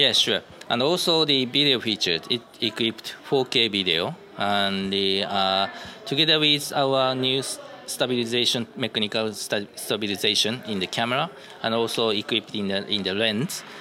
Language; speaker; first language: English; non-native, learner; Japanese